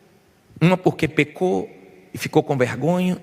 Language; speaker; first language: Portuguese; native; Portuguese